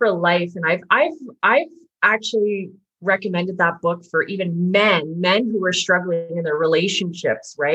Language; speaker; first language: English; native; English